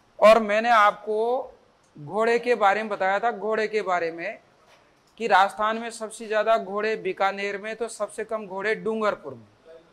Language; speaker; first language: Hindi; native; Hindi